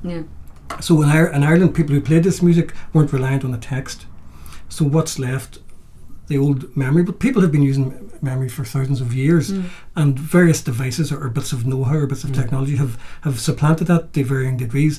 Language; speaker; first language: English; native; English